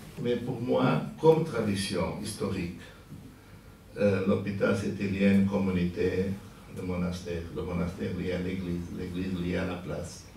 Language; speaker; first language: French; non-native, fluent; Portuguese